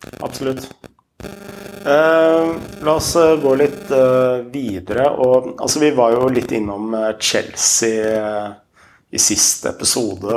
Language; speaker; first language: Norwegian; native; Norwegian